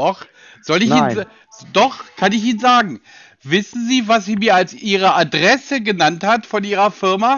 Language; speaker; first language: German; native; German